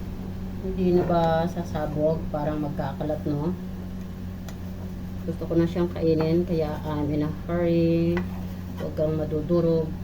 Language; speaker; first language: Filipino; native; Filipino